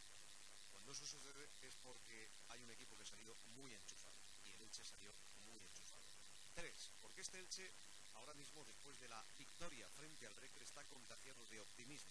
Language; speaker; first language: Spanish; native; Spanish